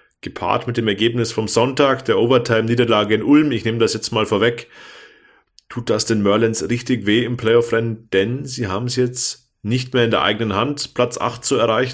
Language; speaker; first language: German; native; German